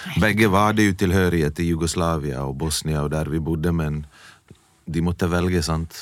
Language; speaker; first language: Norwegian; early bilingual, other home language; Bosnian